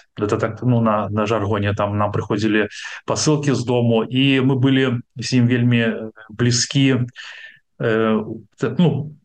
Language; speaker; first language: Russian; non-native, local second language; Belarusian